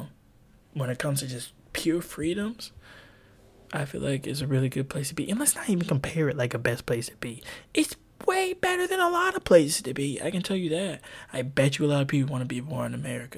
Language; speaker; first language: English; native; English